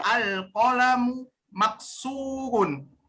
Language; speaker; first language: Arabic; non-native, fluent; Indonesian